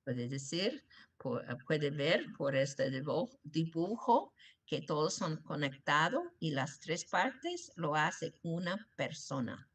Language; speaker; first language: Spanish; non-native, learner; English